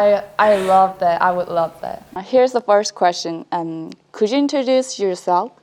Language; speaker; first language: English; non-native, fluent; Korean